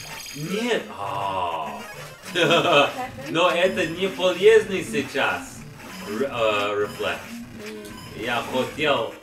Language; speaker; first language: Russian; non-native, learner; English